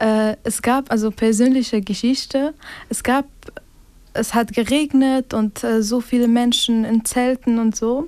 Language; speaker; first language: German; non-native, fluent; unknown